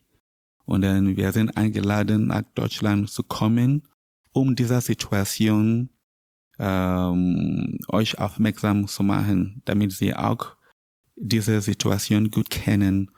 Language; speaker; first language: German; non-native, learner; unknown